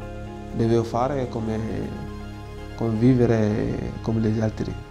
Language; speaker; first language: Italian; non-native, learner; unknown